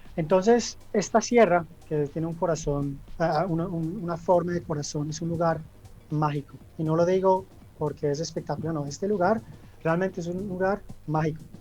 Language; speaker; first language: Spanish; early bilingual, heritage; Spanish